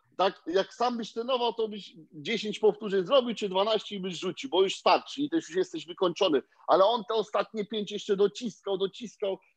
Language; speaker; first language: Polish; early bilingual, heritage; Polish